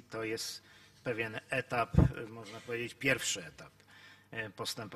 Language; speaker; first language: Polish; native; Polish